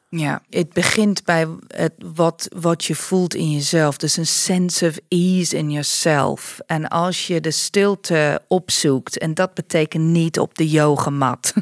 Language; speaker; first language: Dutch; non-native, fluent; English